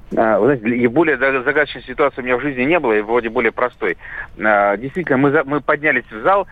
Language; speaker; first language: Russian; native; Russian